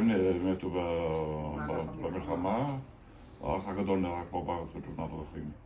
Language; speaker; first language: Hebrew; early bilingual, other home language; German